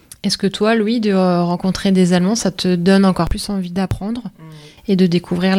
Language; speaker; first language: French; native; French